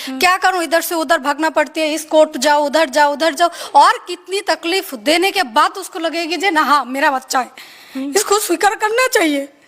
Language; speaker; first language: Hindi; non-native, fluent; Bangla